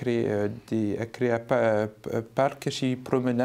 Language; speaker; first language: Romanian; non-native, fluent; French